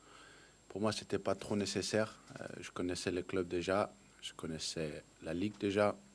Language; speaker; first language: French; non-native, fluent; Danish